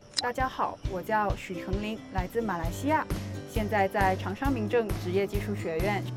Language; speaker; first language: Chinese; native; Chinese